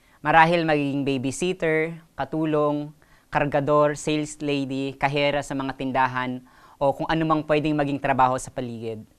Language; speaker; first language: Filipino; non-native, local second language; Waray